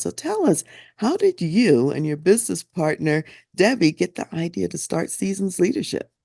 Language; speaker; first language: English; native; English